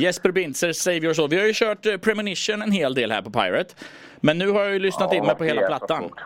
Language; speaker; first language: Swedish; native; Swedish